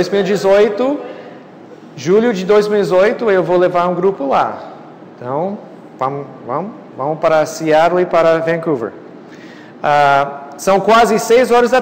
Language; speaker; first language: Portuguese; non-native, fluent; English